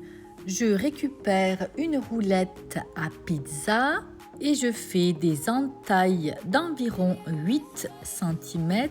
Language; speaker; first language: French; native; French